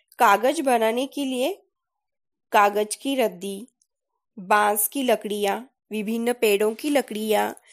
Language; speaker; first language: Hindi; non-native, local second language; Marathi